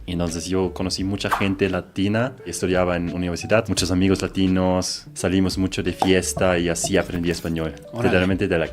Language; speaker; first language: Spanish; non-native, fluent; German